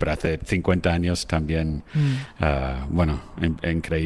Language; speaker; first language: Spanish; non-native, fluent; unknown